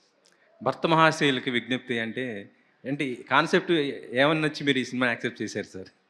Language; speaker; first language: Telugu; native; Telugu